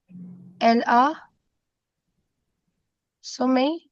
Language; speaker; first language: French; non-native, fluent; Hindi